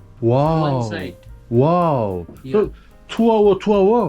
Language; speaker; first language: English; non-native, learner; Korean